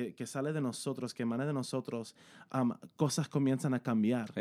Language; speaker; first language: Spanish; early bilingual, heritage; Spanish